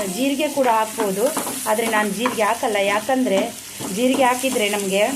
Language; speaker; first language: Kannada; non-native, local second language; Tulu